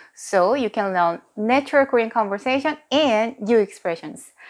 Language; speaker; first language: English; non-native, fluent; Korean